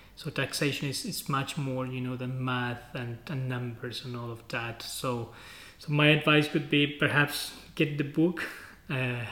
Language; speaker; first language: English; non-native, fluent; Spanish